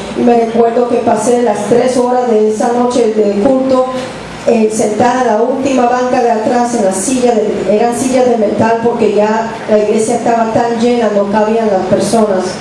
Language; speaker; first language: Spanish; early bilingual, heritage; English